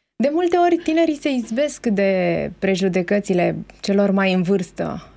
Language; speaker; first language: Romanian; native; Romanian